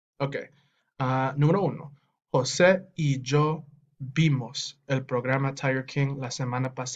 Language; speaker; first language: Spanish; non-native, fluent; English